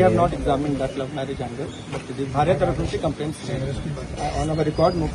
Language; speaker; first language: Telugu; non-native, learner; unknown